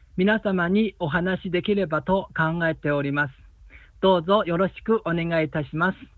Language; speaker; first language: Japanese; non-native, fluent; Chinese